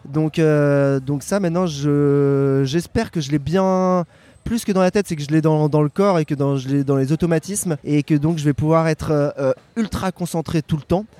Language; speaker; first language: French; native; French